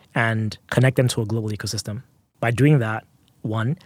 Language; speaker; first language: English; non-native, local second language; Yoruba